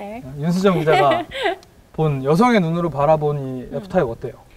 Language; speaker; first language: Korean; native; Korean